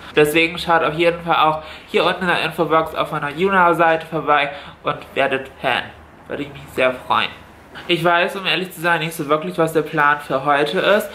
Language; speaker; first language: German; native; German